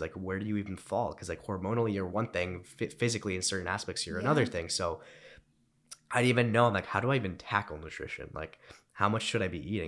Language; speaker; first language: English; early bilingual, other home language; Romanian